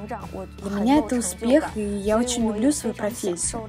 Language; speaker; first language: Russian; non-native, fluent; Chinese